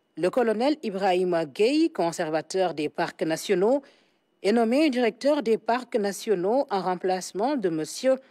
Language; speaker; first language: French; non-native, local second language; Wolof